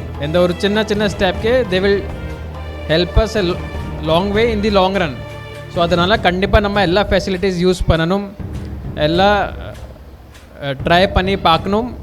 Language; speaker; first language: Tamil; non-native, learner; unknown